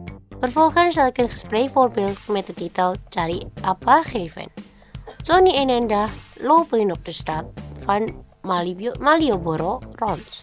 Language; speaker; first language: Dutch; non-native, learner; Indonesian